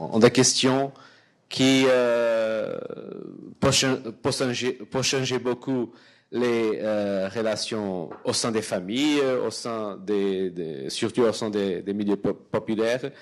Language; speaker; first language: French; non-native, fluent; Portuguese